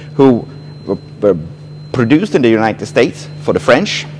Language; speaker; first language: English; non-native, fluent; Swedish